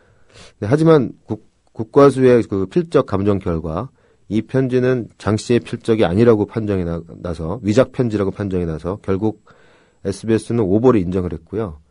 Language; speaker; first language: Korean; native; Korean